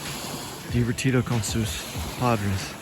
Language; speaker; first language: Spanish; non-native, learner; English